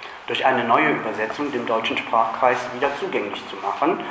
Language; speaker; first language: German; native; German